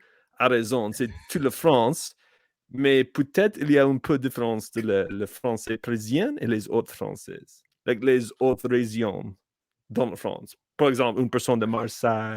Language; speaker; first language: French; non-native, learner; English